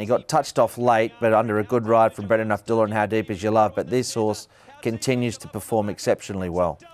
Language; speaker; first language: English; native; English